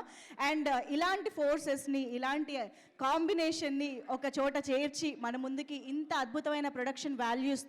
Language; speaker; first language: Telugu; native; Telugu